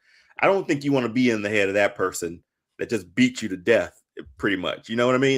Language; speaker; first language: English; native; English